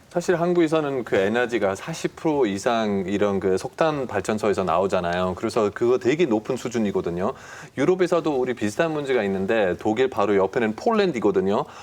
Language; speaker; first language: Korean; non-native, fluent; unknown